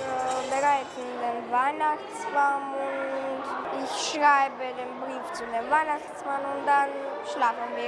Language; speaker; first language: German; non-native, local second language; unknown